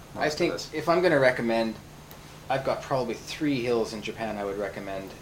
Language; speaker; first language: English; native; English